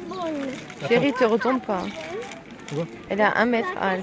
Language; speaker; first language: French; native; French